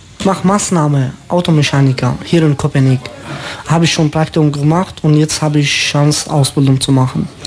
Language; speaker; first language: German; non-native, learner; Kurdish